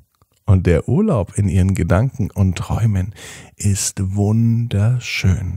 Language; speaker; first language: German; native; German